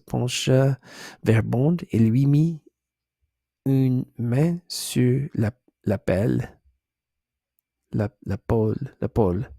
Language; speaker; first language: French; non-native, learner; English